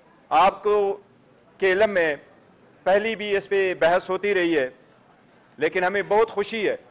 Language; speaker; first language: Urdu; non-native, local second language; Pashto